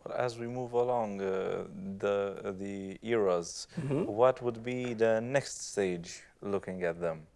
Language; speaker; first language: English; non-native, fluent; Romanian